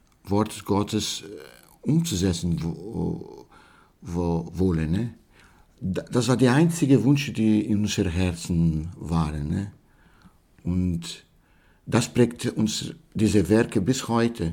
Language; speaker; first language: German; non-native, learner; Portuguese